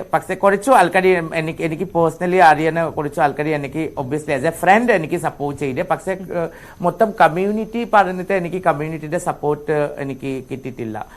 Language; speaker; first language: Malayalam; non-native, local second language; Assamese